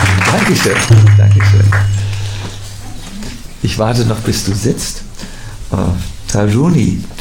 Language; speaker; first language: German; native; German